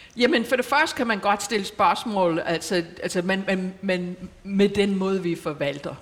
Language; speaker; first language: Danish; non-native, fluent; English